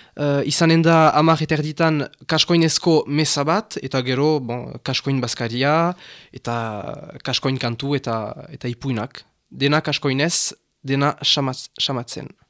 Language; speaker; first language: Basque; non-native, local second language; French